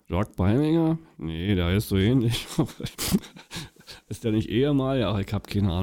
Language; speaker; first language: German; native; German